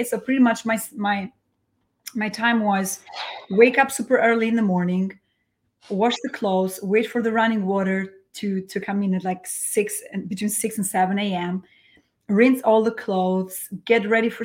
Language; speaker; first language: English; non-native, fluent; Albanian